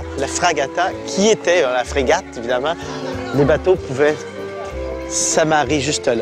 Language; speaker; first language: French; native; French